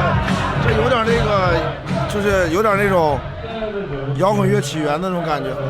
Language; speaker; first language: Chinese; native; Chinese